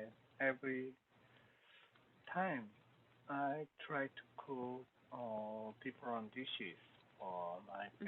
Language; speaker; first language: English; non-native, learner; Korean